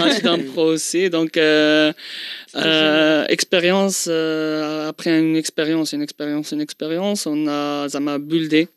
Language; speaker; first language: French; non-native, local second language; Arabic